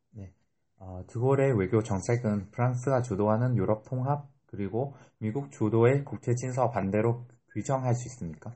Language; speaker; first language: Korean; non-native, fluent; Vietnamese